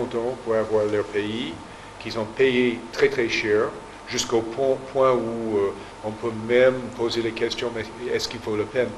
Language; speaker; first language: French; non-native, fluent; English